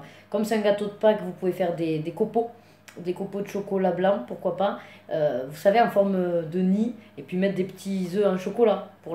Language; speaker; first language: French; native; French